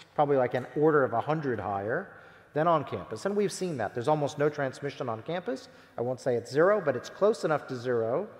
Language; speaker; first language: English; native; English